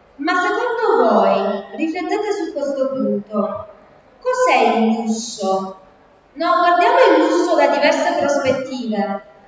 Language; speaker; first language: Italian; native; Italian